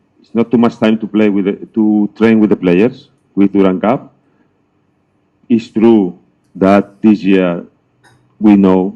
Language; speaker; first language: English; non-native, learner; Spanish